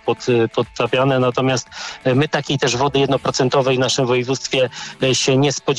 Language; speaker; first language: Polish; native; Polish